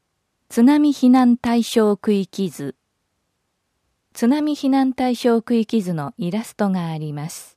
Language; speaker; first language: Japanese; native; Japanese